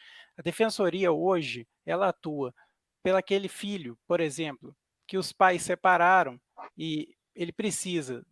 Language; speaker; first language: Portuguese; native; Portuguese